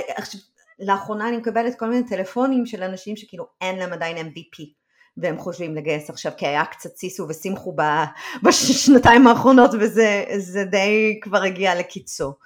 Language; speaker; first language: Hebrew; early bilingual, other home language; English